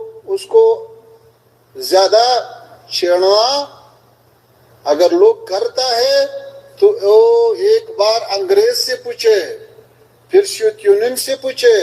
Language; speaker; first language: Hindi; non-native, fluent; Pashto